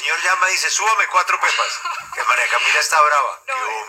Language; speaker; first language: Spanish; native; Spanish